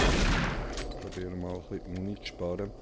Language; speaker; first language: German; native; German